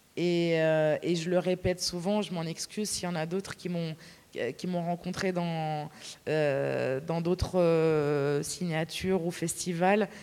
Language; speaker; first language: French; native; French